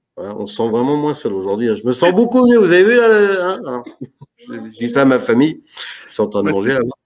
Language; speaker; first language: French; native; French